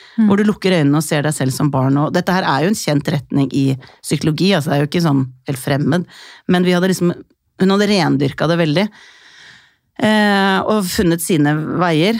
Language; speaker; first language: Norwegian; early bilingual, other home language; Icelandic